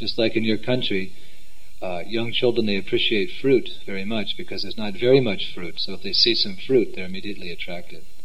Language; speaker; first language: English; native; English